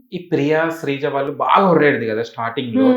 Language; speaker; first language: Telugu; native; Telugu